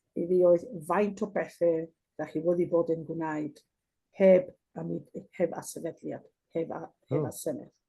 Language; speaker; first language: Welsh; non-native, fluent; Basque